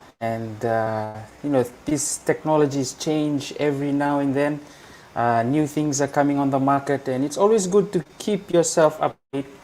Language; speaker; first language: English; non-native, local second language; Fijian